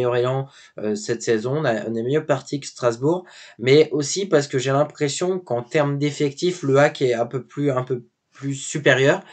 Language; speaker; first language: French; native; French